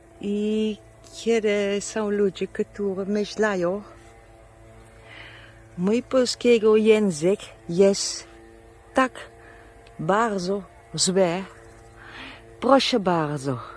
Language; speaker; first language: Polish; non-native, learner; Dutch